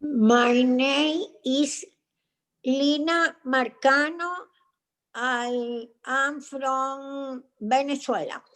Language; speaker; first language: English; non-native, learner; Spanish